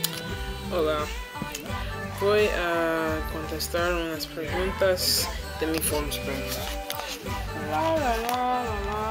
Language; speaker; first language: Spanish; non-native, learner; English